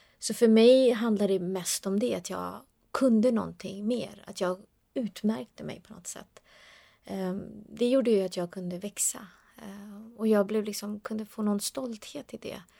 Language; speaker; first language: Swedish; early bilingual, other home language; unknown